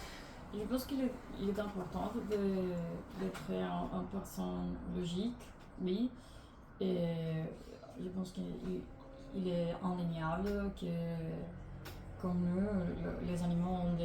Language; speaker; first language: French; non-native, learner; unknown